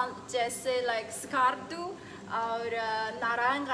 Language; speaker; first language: Hindi; non-native, fluent; Chinese